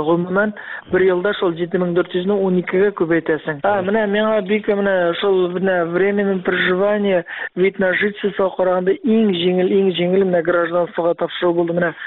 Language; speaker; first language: Tatar; early bilingual, heritage; Tatar